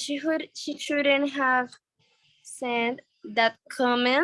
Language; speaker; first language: English; non-native, learner; Spanish